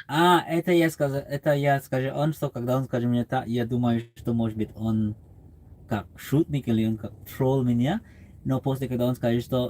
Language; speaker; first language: Russian; non-native, learner; English